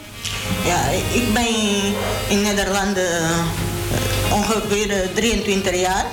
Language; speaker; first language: Dutch; non-native, learner; Portuguese